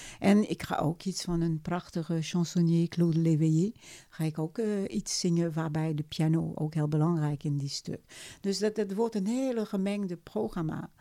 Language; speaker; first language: Dutch; non-native, fluent; French